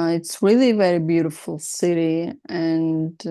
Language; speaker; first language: English; non-native, learner; Russian